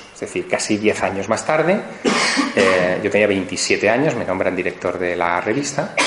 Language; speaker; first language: Spanish; native; Spanish